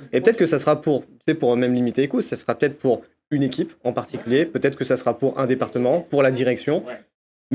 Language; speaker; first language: French; native; French